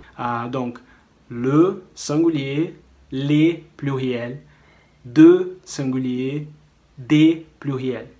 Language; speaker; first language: French; non-native, fluent; Portuguese